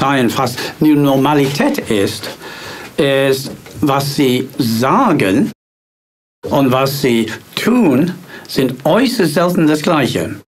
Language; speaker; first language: German; non-native, fluent; English